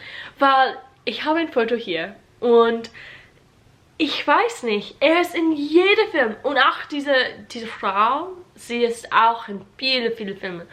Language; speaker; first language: German; non-native, learner; English